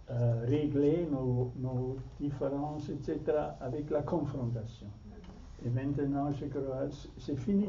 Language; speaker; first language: French; non-native, fluent; German